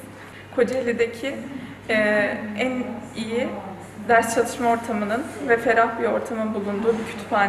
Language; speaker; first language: Turkish; native; Turkish